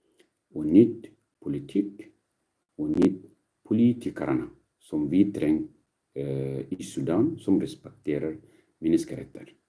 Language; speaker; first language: Swedish; non-native, learner; Arabic